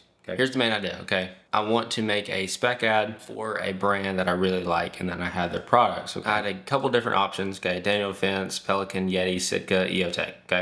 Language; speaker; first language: English; native; English